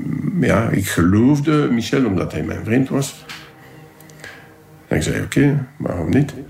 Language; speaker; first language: Dutch; non-native, local second language; French